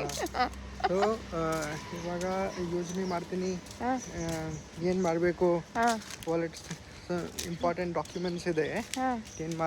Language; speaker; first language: Kannada; non-native, learner; Hindi